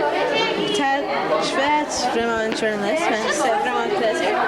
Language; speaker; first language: French; non-native, local second language; English